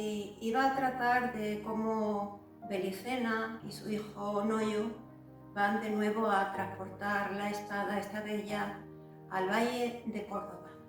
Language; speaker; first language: Spanish; native; Spanish